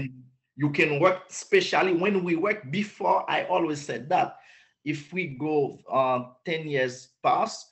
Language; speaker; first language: English; non-native, learner; Haitian Creole